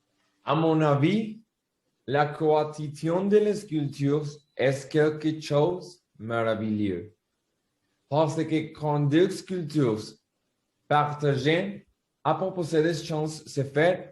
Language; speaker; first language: French; non-native, learner; Spanish